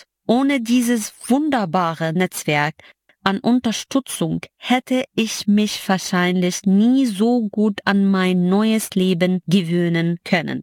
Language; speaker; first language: German; non-native, fluent; Arabic